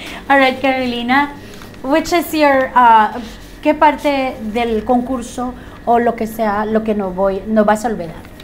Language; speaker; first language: Spanish; non-native, fluent; Filipino